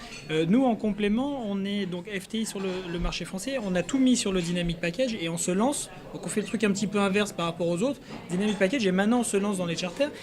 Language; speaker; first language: French; native; French